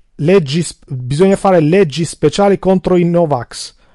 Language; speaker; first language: Italian; early bilingual, other home language; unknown